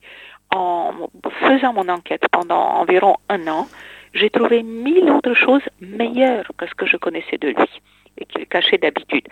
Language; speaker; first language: French; non-native, fluent; Romanian